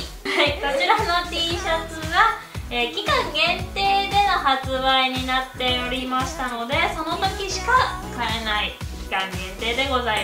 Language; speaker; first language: Japanese; native; Japanese